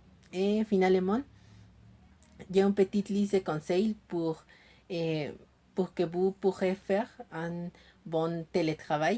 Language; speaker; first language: French; non-native, learner; Spanish